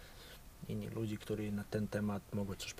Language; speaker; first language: Polish; non-native, fluent; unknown